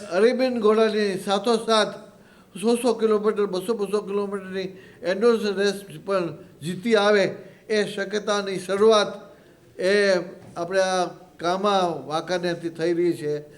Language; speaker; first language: Gujarati; native; Gujarati